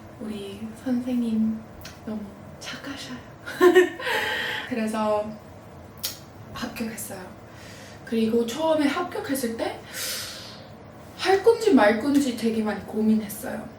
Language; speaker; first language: Korean; non-native, fluent; English